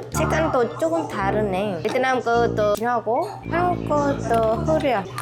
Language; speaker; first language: Korean; non-native, learner; Vietnamese